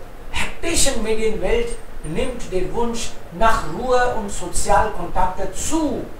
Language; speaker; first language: German; non-native, fluent; Hindi